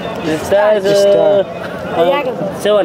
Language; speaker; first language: English; non-native, learner; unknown